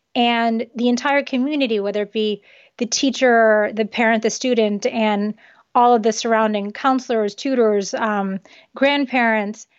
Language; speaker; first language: English; early bilingual, other home language; Japanese